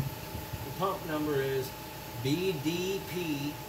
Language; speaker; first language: English; native; English